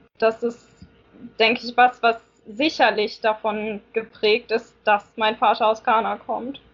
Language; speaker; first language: German; native; German